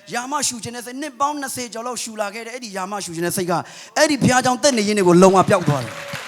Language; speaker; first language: Burmese; non-native, local second language; Kachin